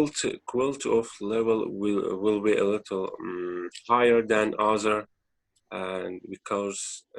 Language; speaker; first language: English; non-native, learner; Azerbaijani